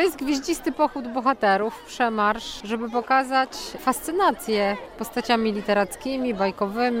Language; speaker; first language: Polish; native; Polish